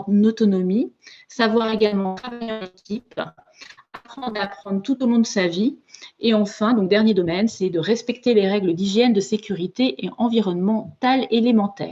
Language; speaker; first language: French; native; French